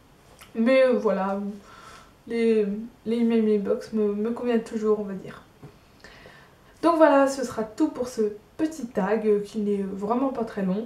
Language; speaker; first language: French; native; French